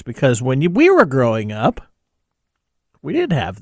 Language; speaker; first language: English; native; English